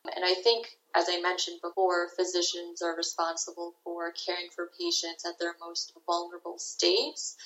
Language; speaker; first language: English; native; English